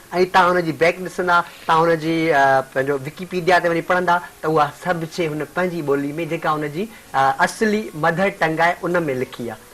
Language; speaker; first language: Sindhi; native; Sindhi